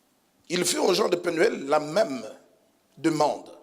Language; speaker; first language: French; non-native, local second language; Lingala